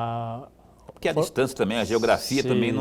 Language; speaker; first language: Portuguese; native; Portuguese